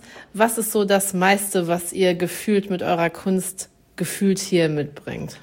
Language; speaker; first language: German; native; German